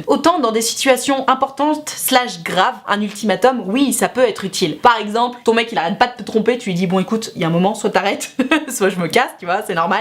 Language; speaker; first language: French; native; French